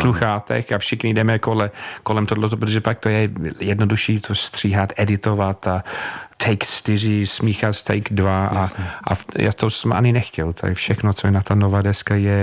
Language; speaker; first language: Czech; non-native, fluent; English